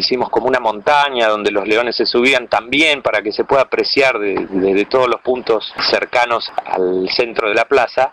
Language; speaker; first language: Spanish; native; Spanish